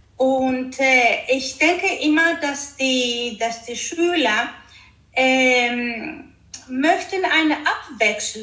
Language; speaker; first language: German; early bilingual, other home language; Greek